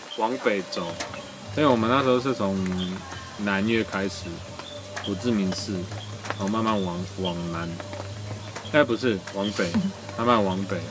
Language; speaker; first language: Chinese; non-native, fluent; English